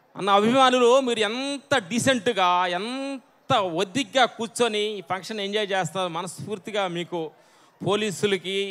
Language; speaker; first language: Telugu; native; Telugu